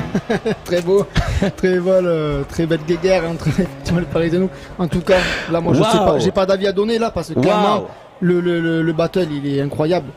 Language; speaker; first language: French; native; French